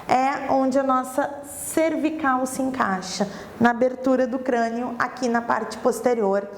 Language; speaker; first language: Portuguese; native; Portuguese